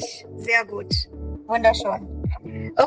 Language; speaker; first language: German; non-native, fluent; Hindi